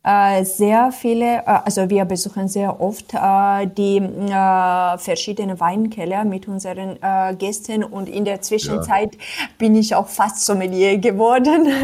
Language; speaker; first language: German; non-native, fluent; Georgian